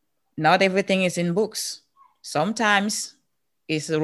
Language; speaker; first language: English; non-native, local second language; French